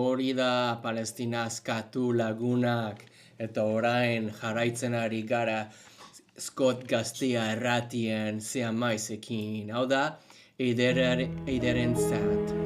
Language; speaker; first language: Basque; non-native, learner; English